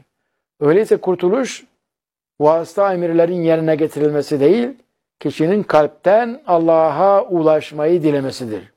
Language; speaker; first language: Turkish; native; Turkish